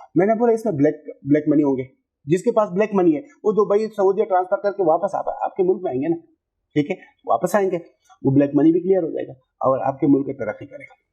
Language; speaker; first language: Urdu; non-native, local second language; Pashto